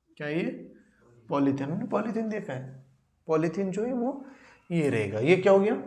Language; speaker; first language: Hindi; non-native, local second language; Marathi